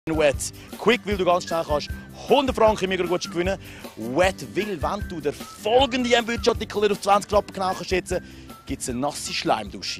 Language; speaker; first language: German; native; German